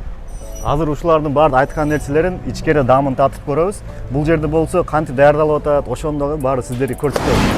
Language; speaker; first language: Kyrgyz; native; Kyrgyz